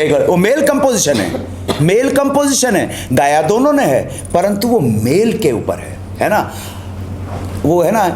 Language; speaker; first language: Hindi; native; Hindi